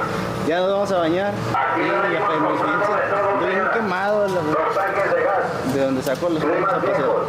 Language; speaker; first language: Spanish; native; Spanish